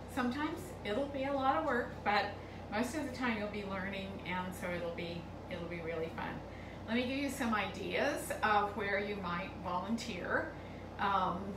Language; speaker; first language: English; native; English